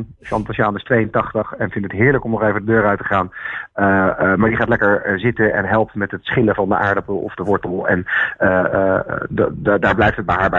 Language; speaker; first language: Dutch; native; Dutch